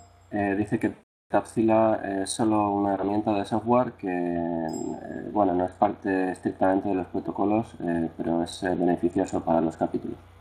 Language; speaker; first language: Spanish; native; Spanish